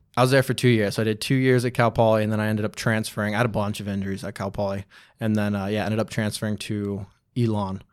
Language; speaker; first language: English; native; English